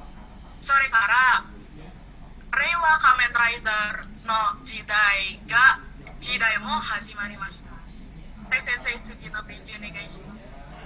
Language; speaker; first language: Japanese; non-native, learner; Indonesian